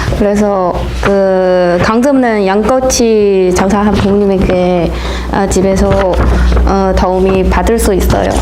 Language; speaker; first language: Korean; non-native, learner; Chinese